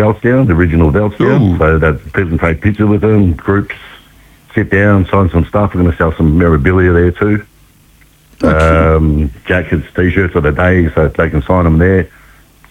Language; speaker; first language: English; native; English